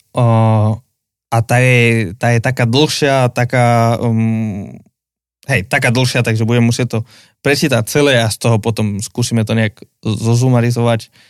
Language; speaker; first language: Slovak; native; Slovak